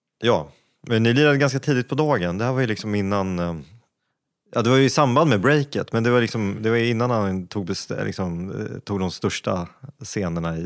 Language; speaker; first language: Swedish; native; Swedish